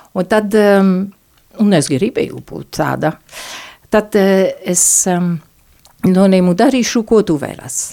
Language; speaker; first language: Latvian; non-native, fluent; French